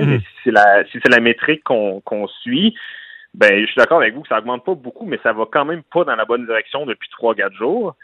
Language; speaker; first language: French; native; French